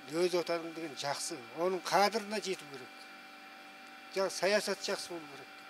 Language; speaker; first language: Kazakh; early bilingual, heritage; Kazakh